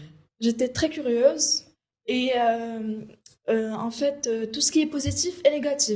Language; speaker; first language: French; non-native, local second language; Arabic